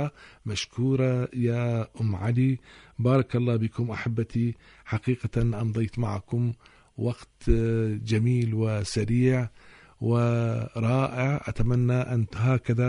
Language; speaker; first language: Arabic; native; Arabic